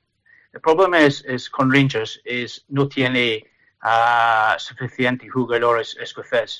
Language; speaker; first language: Spanish; non-native, learner; English